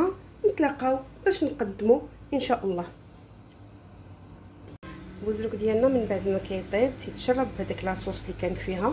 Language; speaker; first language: Arabic; native; Arabic